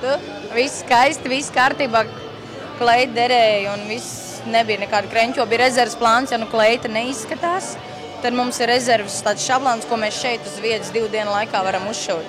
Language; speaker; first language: Latvian; native; Latvian